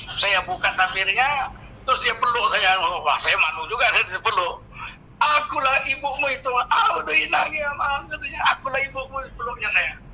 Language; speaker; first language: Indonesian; native; Indonesian